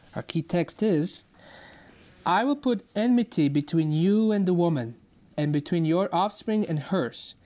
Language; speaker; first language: English; non-native, fluent; Croatian